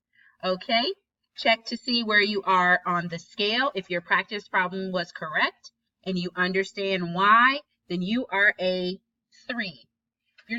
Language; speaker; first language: English; native; English